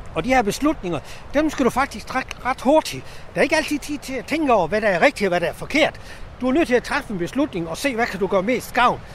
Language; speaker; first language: Danish; native; Danish